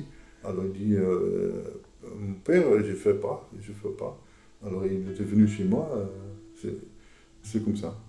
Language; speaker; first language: French; non-native, fluent; Dutch